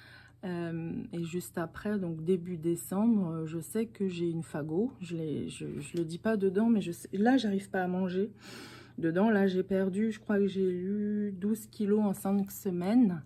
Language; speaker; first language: French; native; French